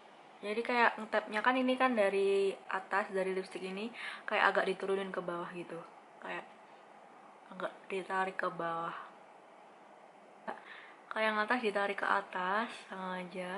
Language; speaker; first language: Indonesian; native; Indonesian